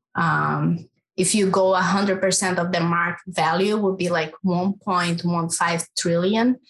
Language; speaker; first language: English; non-native, fluent; Portuguese